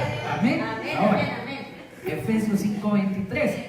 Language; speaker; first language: Spanish; native; Spanish